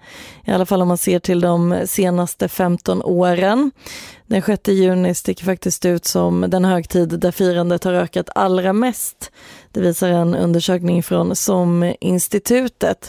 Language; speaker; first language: Swedish; native; Swedish